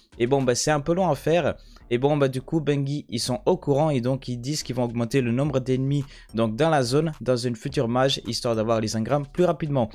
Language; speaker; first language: French; native; French